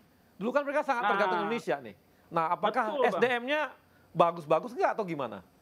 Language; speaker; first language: Indonesian; native; Indonesian